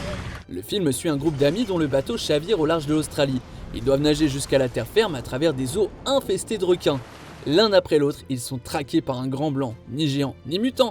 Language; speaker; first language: French; native; French